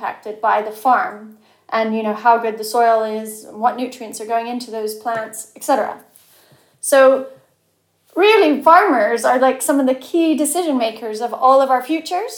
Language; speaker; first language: English; native; English